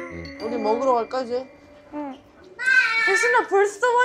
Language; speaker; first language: Korean; native; Korean